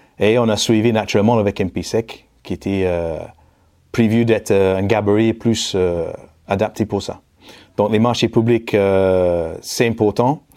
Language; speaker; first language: French; non-native, fluent; English